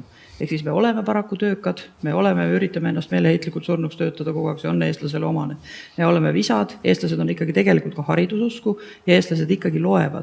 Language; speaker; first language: Estonian; native; Estonian